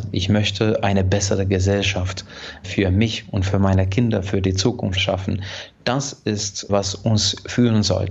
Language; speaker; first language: German; non-native, fluent; Hungarian